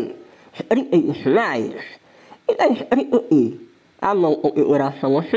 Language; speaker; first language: Portuguese; non-native, local second language; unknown